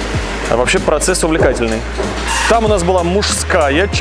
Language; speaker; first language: Russian; native; Russian